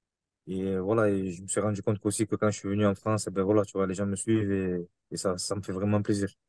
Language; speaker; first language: French; native; French